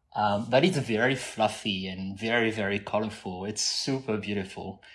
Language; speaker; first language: English; non-native, fluent; French